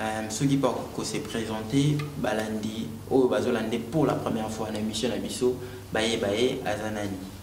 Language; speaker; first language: French; non-native, local second language; Lingala